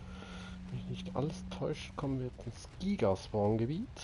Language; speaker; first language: German; native; German